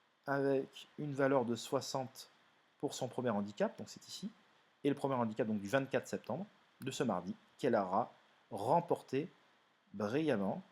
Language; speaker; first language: French; native; French